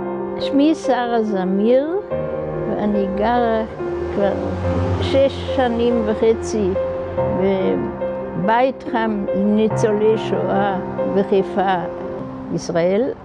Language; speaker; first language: Hebrew; non-native, fluent; German